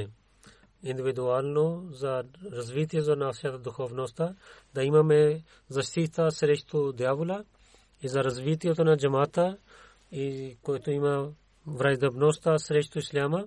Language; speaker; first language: Bulgarian; non-native, learner; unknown